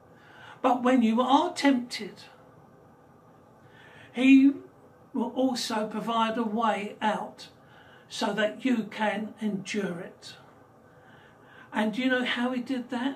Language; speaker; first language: English; native; English